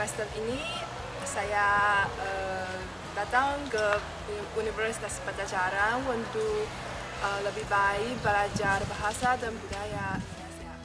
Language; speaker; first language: Indonesian; non-native, learner; Chinese